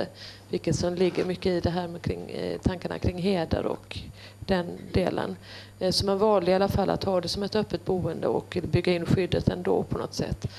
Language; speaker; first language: Swedish; native; Swedish